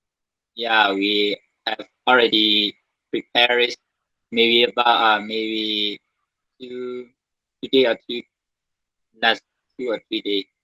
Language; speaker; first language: English; non-native, learner; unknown